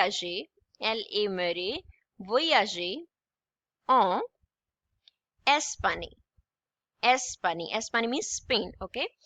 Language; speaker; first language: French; non-native, fluent; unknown